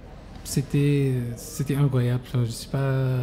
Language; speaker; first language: French; non-native, learner; Arabic